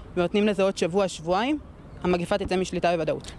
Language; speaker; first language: Hebrew; native; Hebrew